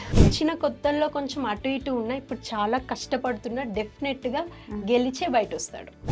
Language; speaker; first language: Telugu; non-native, local second language; Tamil